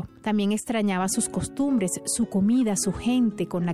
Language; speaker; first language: Spanish; native; Spanish